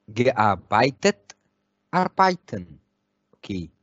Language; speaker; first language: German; non-native, fluent; Arabic